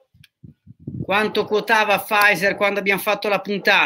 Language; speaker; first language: Italian; native; Italian